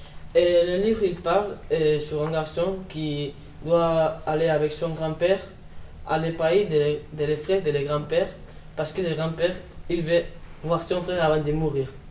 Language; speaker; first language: French; non-native, learner; Spanish